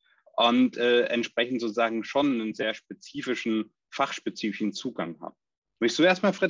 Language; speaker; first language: German; native; German